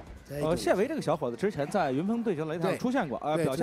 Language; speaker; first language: Chinese; native; Chinese